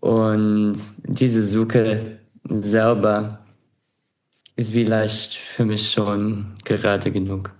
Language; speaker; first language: German; non-native, fluent; English